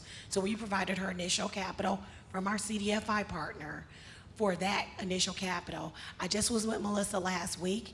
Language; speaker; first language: English; native; English